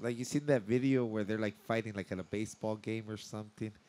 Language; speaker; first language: English; early bilingual, other home language; Spanish